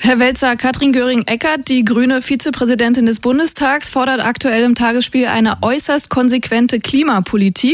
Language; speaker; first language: German; native; German